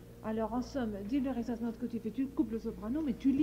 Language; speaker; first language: French; native; French